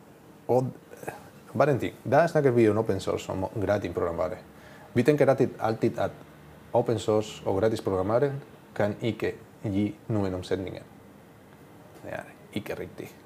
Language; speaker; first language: Norwegian; non-native, learner; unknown